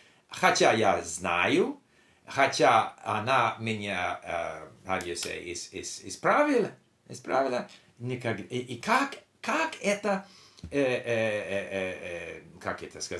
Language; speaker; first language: Russian; non-native, learner; English